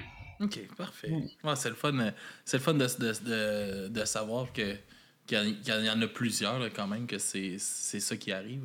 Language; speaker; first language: French; native; French